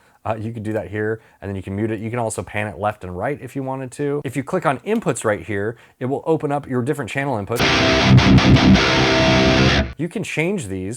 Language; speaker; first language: English; native; English